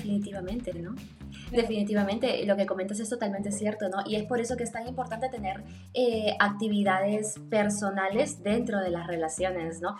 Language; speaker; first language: Spanish; native; Spanish